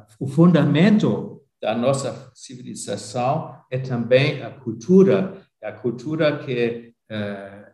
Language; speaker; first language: Portuguese; non-native, fluent; German